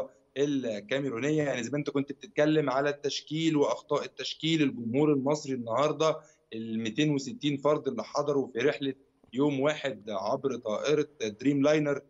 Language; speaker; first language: Arabic; native; Arabic